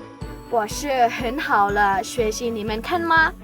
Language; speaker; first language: Chinese; non-native, learner; Mongolian